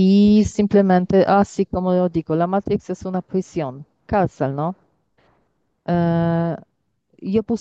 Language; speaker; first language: Spanish; non-native, learner; Polish